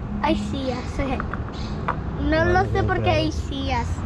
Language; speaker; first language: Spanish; early bilingual, other home language; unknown